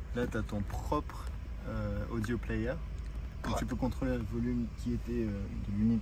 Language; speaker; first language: French; non-native, fluent; Japanese